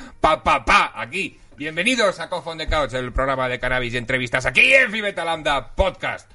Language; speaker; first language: Spanish; native; Spanish